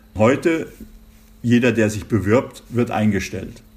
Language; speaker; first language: German; native; German